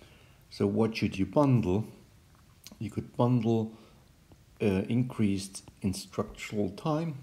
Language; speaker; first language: English; non-native, fluent; German